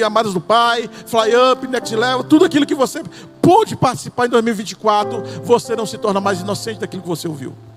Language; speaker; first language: Portuguese; native; Portuguese